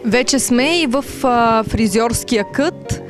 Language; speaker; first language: Bulgarian; native; Bulgarian